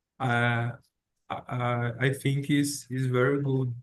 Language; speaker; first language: English; non-native, learner; Portuguese